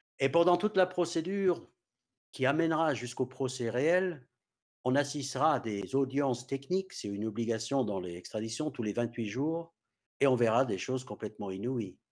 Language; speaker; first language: French; non-native, fluent; English